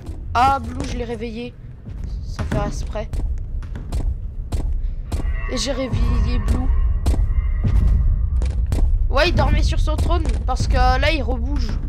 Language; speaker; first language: French; native; French